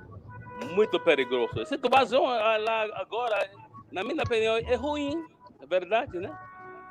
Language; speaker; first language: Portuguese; non-native, learner; English